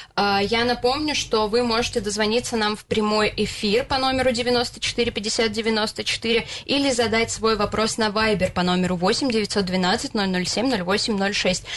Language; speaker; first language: Russian; native; Russian